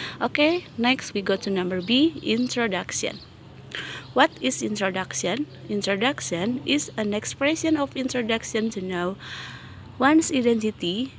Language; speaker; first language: English; non-native, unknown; Indonesian